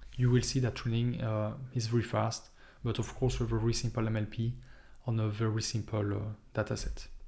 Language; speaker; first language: English; non-native, fluent; French